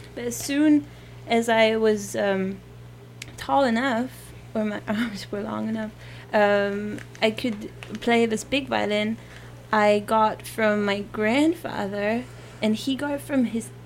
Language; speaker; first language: English; non-native, fluent; German